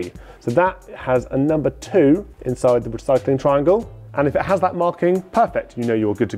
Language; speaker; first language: English; native; English